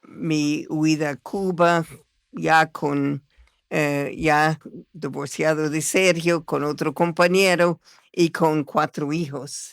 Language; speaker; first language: Spanish; non-native, fluent; English